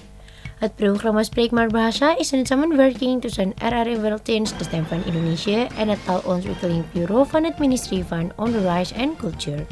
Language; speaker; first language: Dutch; non-native, learner; Indonesian